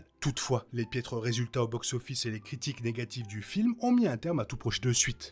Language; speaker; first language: French; native; French